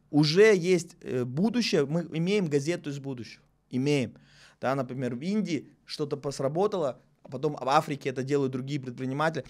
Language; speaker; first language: Russian; native; Russian